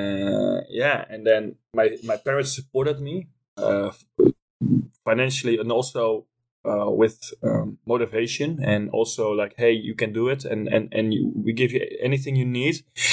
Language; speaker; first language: English; non-native, fluent; Dutch